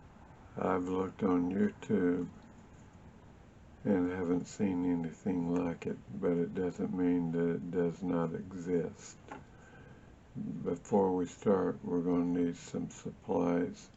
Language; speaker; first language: English; native; English